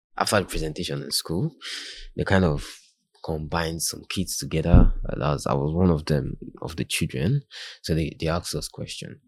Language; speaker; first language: English; non-native, local second language; Yoruba